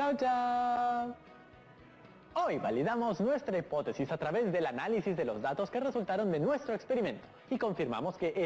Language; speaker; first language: Spanish; native; Spanish